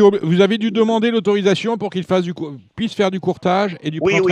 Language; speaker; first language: French; native; French